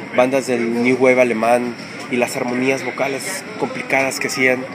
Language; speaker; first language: Spanish; native; Spanish